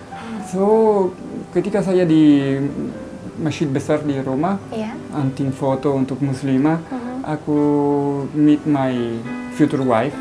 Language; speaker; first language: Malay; non-native, learner; Italian